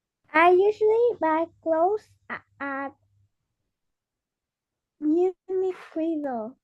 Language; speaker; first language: English; non-native, learner; Vietnamese